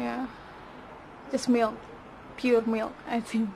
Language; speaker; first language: English; non-native, learner; Indonesian